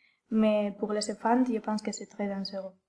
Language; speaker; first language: French; non-native, learner; Spanish